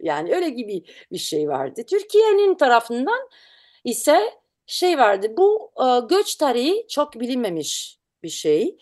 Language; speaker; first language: Turkish; non-native, learner; Italian